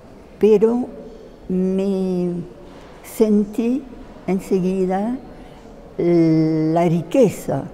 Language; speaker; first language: Spanish; non-native, fluent; French